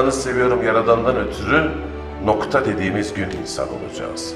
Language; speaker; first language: Turkish; native; Turkish